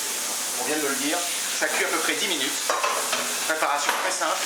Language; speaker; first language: French; native; French